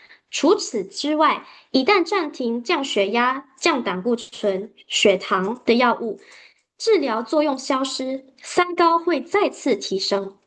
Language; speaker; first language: Chinese; native; Chinese